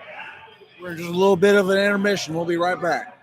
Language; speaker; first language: English; native; English